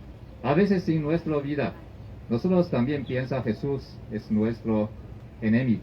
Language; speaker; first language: Spanish; non-native, learner; Chinese